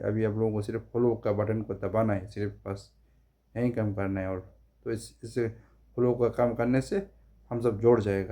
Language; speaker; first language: Hindi; non-native, fluent; Tibetan